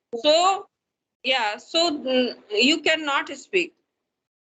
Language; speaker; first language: English; non-native, learner; Hindi